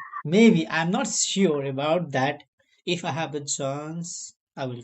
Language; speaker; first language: English; non-native, learner; Nepali